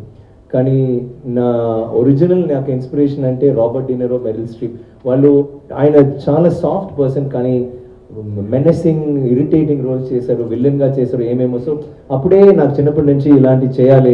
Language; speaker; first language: Telugu; non-native, learner; Tamil